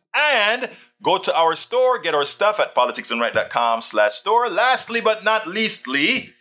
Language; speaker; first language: English; non-native, fluent; Spanish